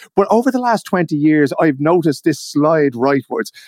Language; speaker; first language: English; native; English